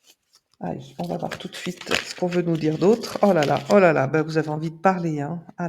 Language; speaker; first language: French; native; French